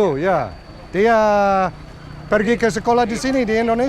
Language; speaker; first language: Indonesian; non-native, learner; English